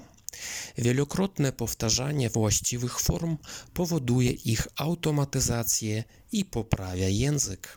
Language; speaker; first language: Polish; non-native, fluent; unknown